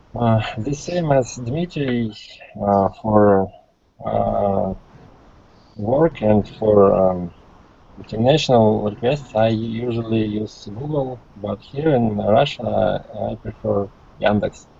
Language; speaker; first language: English; non-native, learner; Russian